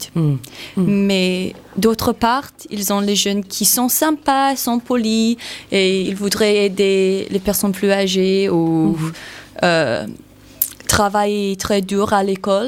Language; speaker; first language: French; non-native, learner; English